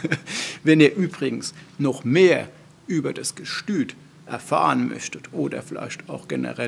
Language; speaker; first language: German; native; German